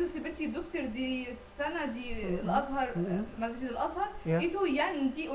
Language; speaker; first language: Indonesian; non-native, learner; Arabic